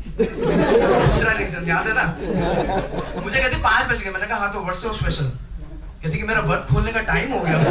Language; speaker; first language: Hindi; non-native, local second language; Bangla